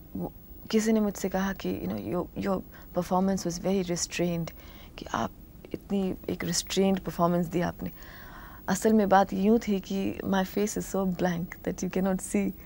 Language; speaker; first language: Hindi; non-native, local second language; Telugu